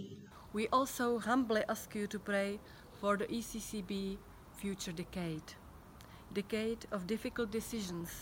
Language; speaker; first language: English; non-native, fluent; Czech